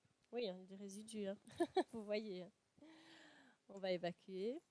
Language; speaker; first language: French; native; French